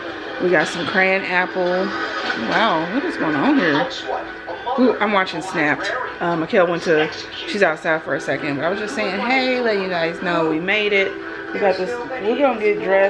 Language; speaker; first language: English; native; English